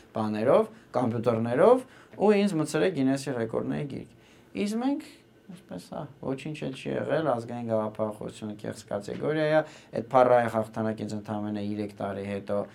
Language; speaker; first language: Armenian; native; Armenian